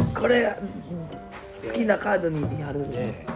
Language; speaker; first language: Japanese; non-native, fluent; Filipino